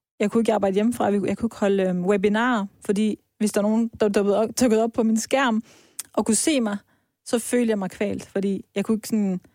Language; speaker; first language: Danish; early bilingual, other home language; Persian